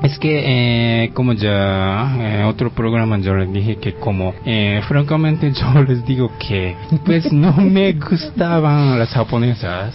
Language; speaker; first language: Spanish; non-native, fluent; Japanese